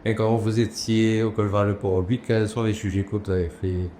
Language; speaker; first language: French; non-native, local second language; Morisyen